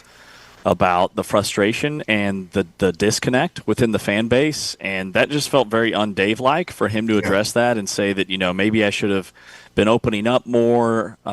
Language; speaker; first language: English; native; English